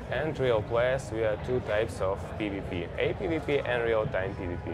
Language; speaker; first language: English; non-native, fluent; Russian